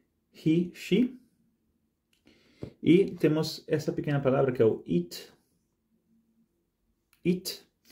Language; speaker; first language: Portuguese; non-native, fluent; Spanish